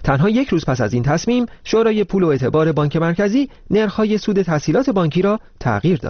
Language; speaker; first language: Persian; native; Persian